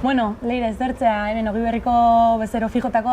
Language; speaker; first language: Basque; native; Basque